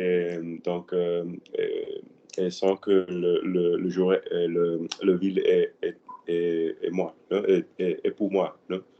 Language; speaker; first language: French; non-native, learner; Spanish